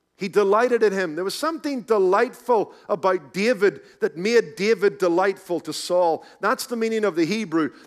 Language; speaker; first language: English; native; English